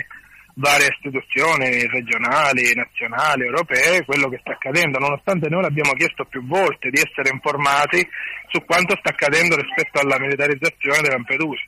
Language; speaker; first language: Italian; native; Italian